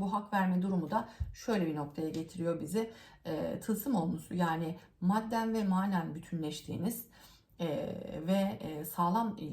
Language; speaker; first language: Turkish; native; Turkish